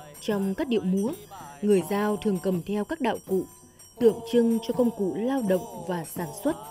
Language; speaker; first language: Vietnamese; native; Vietnamese